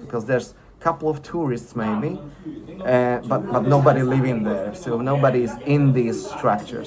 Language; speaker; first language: English; non-native, fluent; Slovak